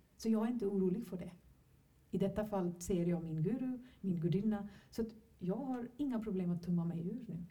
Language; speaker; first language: Swedish; non-native, fluent; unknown